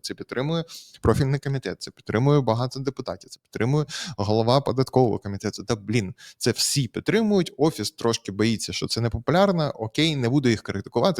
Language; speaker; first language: Ukrainian; native; Ukrainian